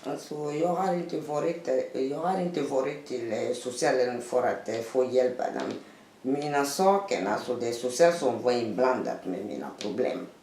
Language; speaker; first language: Swedish; non-native, fluent; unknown